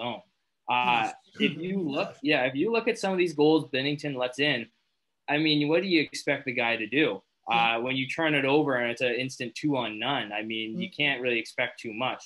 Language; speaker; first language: English; native; English